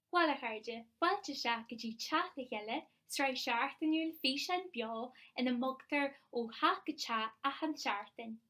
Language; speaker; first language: Irish; native; Irish